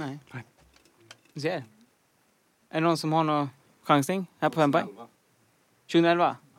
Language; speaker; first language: Swedish; native; Swedish